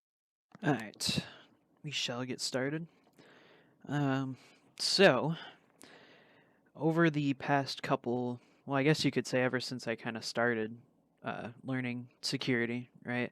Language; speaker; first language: English; native; English